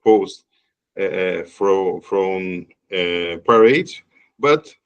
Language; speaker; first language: English; non-native, learner; Portuguese